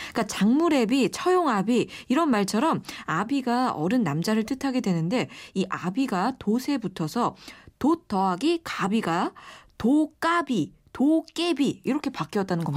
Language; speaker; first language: Korean; native; Korean